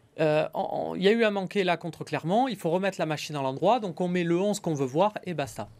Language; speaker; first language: French; native; French